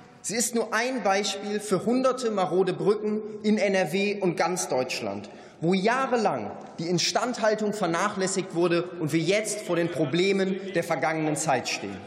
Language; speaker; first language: German; native; German